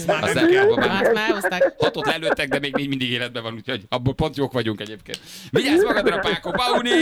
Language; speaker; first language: Hungarian; native; Hungarian